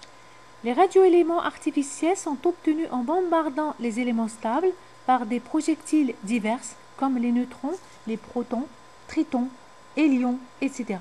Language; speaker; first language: French; non-native, local second language; Arabic